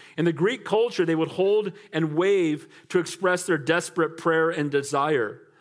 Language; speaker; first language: English; native; English